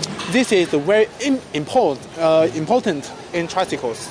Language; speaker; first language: English; non-native, learner; Chinese